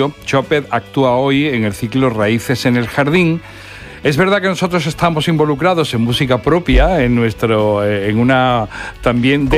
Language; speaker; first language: Spanish; native; Spanish